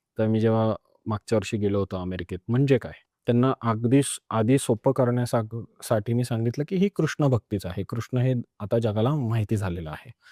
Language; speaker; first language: Marathi; non-native, local second language; Punjabi